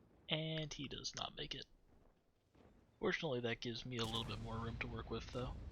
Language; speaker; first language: English; native; English